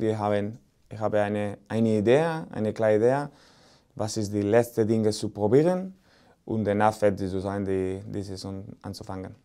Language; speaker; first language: German; non-native, learner; Spanish